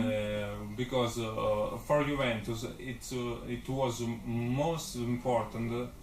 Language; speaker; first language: English; non-native, learner; Italian